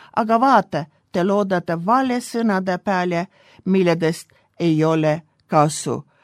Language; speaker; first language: Estonian; non-native, local second language; Russian